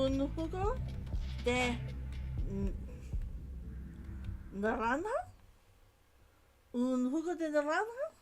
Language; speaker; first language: Spanish; non-native, learner; English